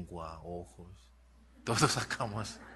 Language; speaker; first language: Spanish; non-native, learner; Korean